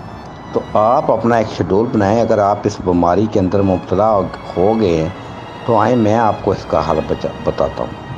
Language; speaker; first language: Urdu; native; Urdu